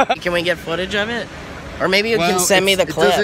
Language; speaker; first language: English; native; English